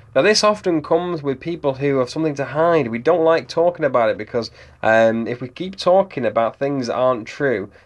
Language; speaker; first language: English; native; English